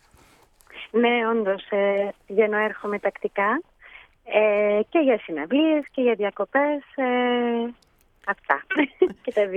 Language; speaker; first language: Greek; early bilingual, heritage; Greek